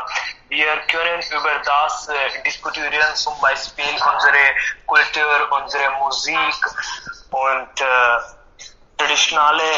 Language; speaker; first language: German; non-native, learner; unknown